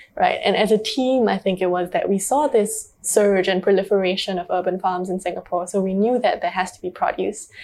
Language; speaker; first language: English; native; English